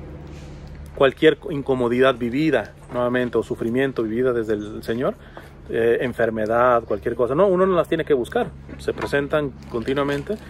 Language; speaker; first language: Spanish; native; Spanish